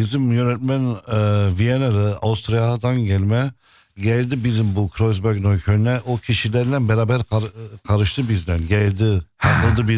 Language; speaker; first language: Turkish; non-native, fluent; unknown